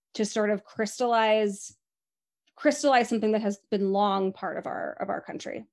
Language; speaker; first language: English; native; English